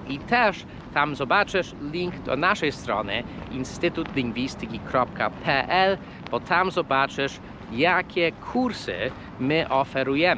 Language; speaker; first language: Polish; non-native, fluent; English